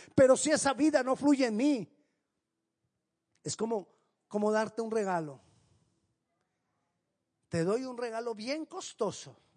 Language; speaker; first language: Spanish; native; Spanish